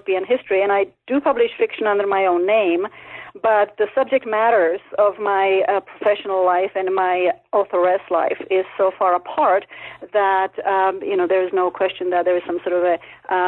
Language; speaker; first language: English; non-native, fluent; Czech